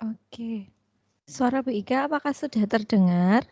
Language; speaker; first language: Indonesian; native; Indonesian